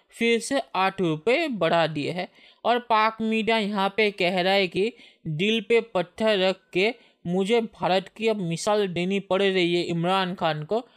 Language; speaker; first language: Hindi; native; Hindi